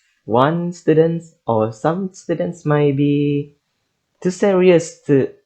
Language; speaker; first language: English; non-native, learner; Indonesian